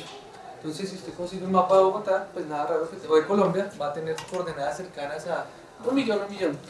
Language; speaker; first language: Spanish; native; Spanish